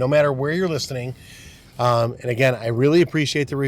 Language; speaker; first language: English; native; English